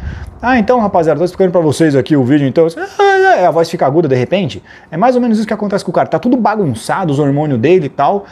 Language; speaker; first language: Portuguese; native; Portuguese